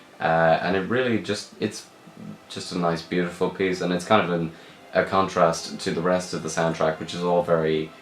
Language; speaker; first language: English; native; English